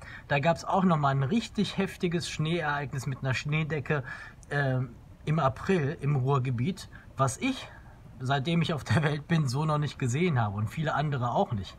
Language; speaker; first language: German; native; German